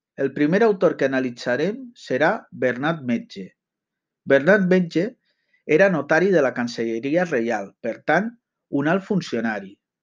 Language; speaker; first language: Catalan; native; Catalan